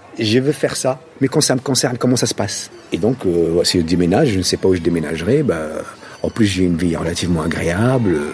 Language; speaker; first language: French; non-native, local second language; Arabic